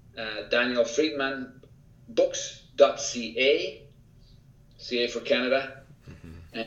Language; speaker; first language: English; early bilingual, other home language; Spanish